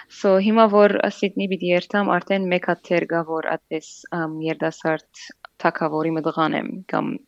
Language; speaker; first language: Armenian; native; Armenian